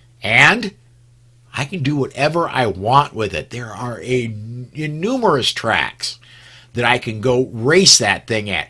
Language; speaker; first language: English; native; English